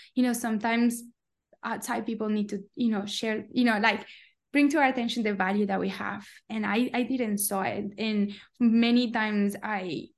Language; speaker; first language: English; non-native, fluent; Spanish